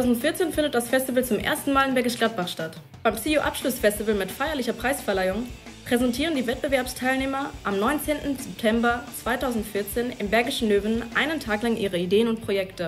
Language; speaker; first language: German; native; German